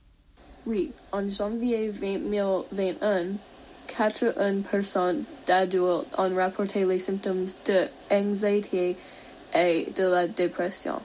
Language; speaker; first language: French; non-native, learner; English